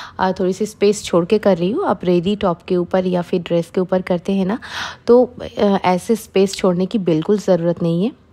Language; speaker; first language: Hindi; non-native, local second language; Bangla